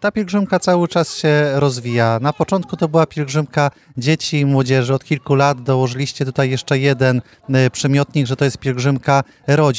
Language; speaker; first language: Polish; native; Polish